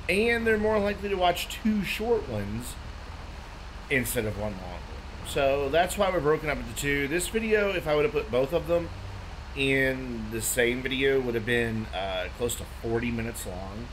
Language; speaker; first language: English; native; English